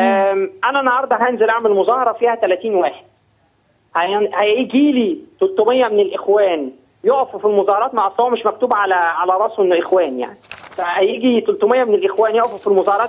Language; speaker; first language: Arabic; native; Arabic